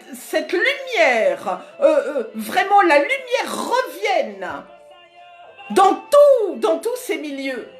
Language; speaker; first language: French; native; French